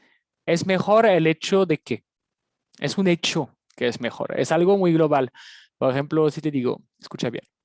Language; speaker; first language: Spanish; non-native, fluent; French